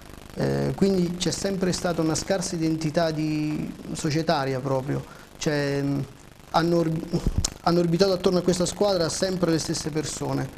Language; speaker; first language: Italian; native; Italian